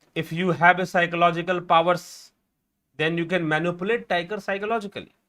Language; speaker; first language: English; non-native, local second language; Hindi